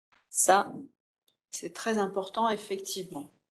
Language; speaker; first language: French; native; French